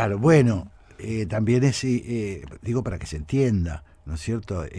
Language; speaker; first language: Spanish; native; Spanish